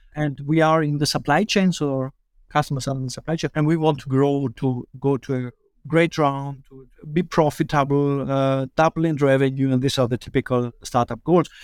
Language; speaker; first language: English; early bilingual, other home language; German